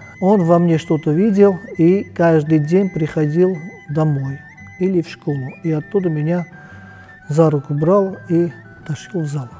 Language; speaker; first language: Russian; non-native, local second language; Armenian